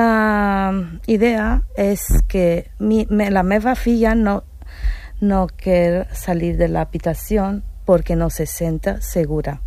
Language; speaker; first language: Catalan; non-native, learner; Italian